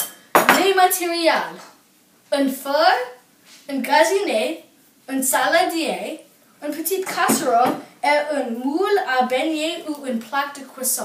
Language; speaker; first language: French; non-native, learner; English